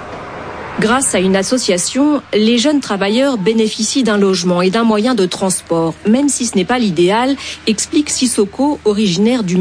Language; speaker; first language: French; native; French